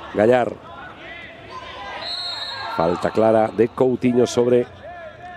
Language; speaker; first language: Spanish; native; Spanish